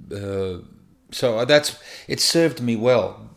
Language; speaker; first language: English; native; English